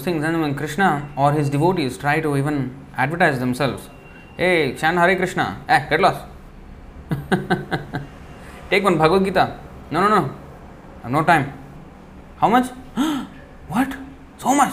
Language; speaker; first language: English; non-native, local second language; Telugu